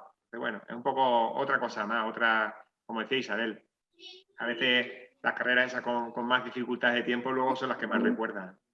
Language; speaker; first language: Spanish; native; Spanish